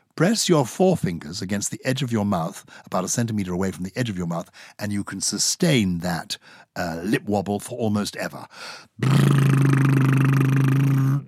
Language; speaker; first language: English; native; English